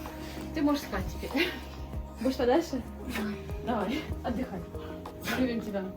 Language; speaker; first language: Russian; native; Russian